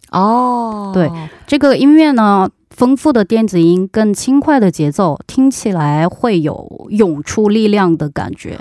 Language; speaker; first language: Chinese; non-native, fluent; Korean